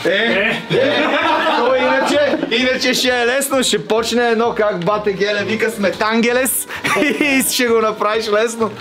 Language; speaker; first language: Bulgarian; native; Bulgarian